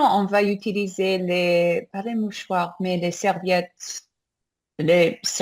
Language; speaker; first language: French; non-native, learner; English